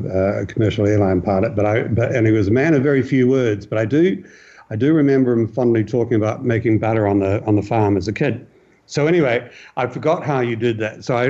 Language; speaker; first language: English; native; English